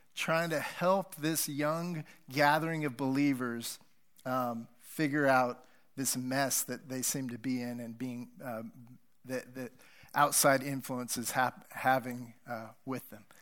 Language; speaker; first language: English; native; English